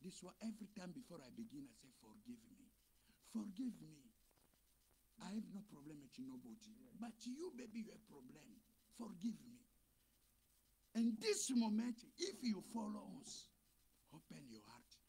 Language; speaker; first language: English; non-native, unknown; Lingala